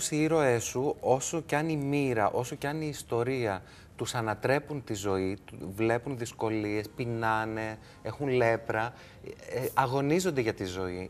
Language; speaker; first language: Greek; native; Greek